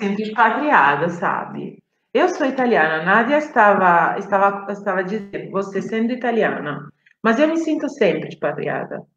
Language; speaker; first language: Portuguese; non-native, fluent; Italian